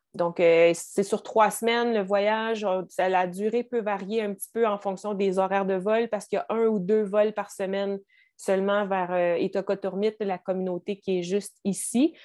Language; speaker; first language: French; native; French